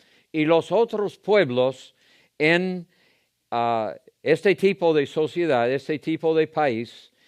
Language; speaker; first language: Spanish; non-native, fluent; English